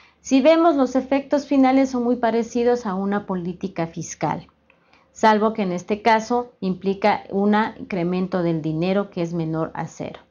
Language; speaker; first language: Spanish; native; Spanish